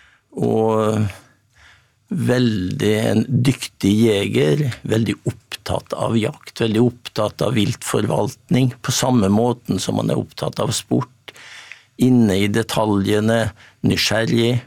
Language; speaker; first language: Norwegian; native; Norwegian